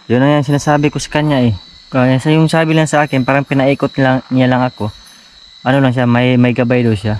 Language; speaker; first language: Filipino; non-native, local second language; Cebuano